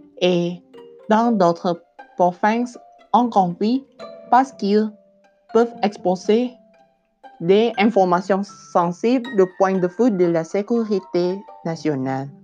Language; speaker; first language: French; non-native, learner; Indonesian